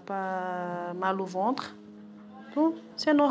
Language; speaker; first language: French; non-native, local second language; Malagasy